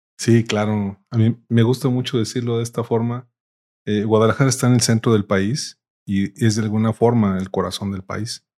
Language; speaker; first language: Spanish; native; Spanish